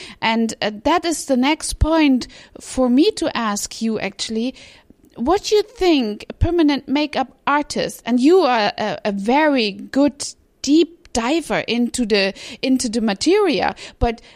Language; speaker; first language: English; non-native, fluent; German